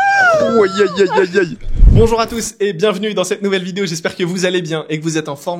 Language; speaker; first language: French; native; French